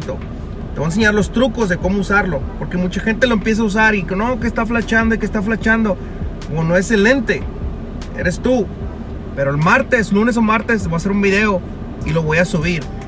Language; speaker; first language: Spanish; native; Spanish